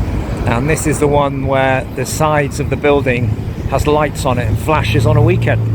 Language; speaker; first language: English; native; English